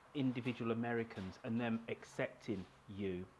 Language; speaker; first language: English; native; English